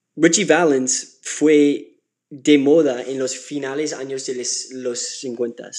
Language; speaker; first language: Spanish; non-native, learner; English